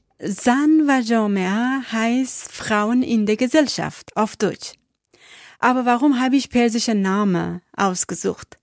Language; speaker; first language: German; non-native, learner; Persian